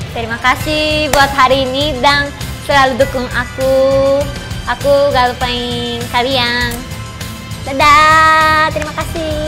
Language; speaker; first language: Indonesian; non-native, fluent; Japanese